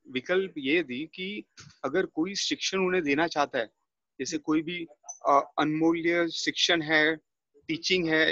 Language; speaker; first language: Hindi; native; Hindi